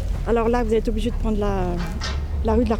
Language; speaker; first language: French; native; French